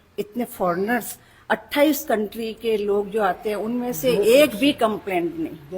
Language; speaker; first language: Hindi; native; Hindi